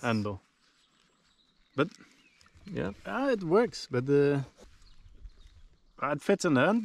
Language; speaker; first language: English; non-native, fluent; Swedish